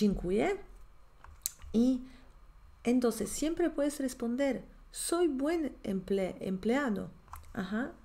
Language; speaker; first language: Spanish; non-native, fluent; Polish